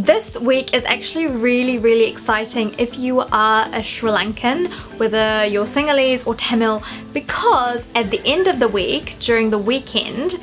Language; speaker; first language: English; early bilingual, other home language; Sinhala